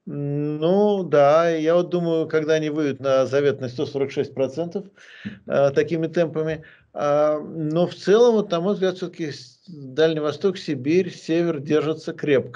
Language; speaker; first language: Russian; native; Russian